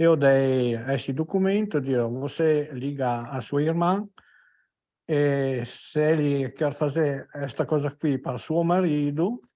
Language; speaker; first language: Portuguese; non-native, learner; Italian